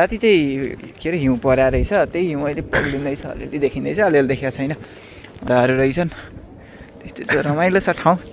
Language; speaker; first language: Nepali; non-native, local second language; Rana Tharu